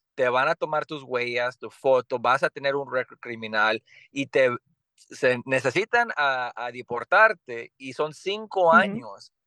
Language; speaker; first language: Spanish; early bilingual, heritage; Spanish